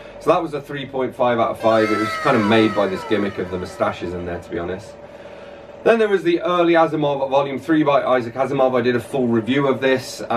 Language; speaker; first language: English; native; English